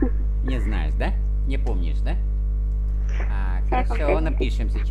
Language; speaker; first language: Russian; non-native, fluent; Vietnamese